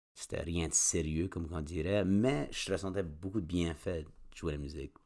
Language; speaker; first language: French; native; French